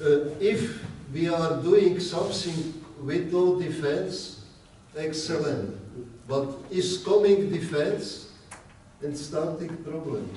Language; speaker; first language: English; non-native, learner; Czech